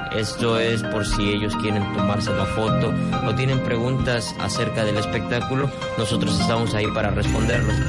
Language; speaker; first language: Spanish; non-native, fluent; Persian